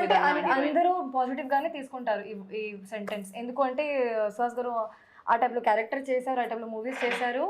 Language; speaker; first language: Telugu; non-native, learner; Hindi